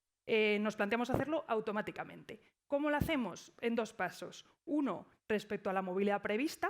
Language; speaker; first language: Spanish; native; Spanish